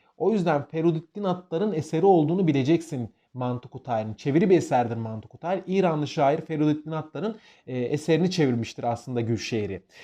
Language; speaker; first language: Turkish; native; Turkish